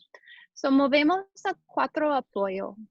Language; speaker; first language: Spanish; non-native, learner; English